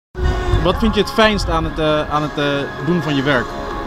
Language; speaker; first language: Dutch; native; Dutch